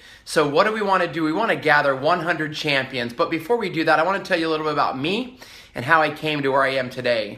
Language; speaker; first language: English; native; English